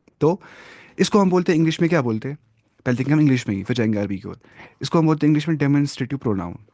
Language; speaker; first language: Urdu; non-native, local second language; Kashmiri